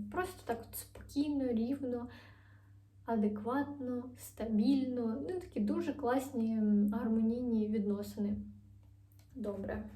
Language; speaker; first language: Ukrainian; non-native, local second language; Russian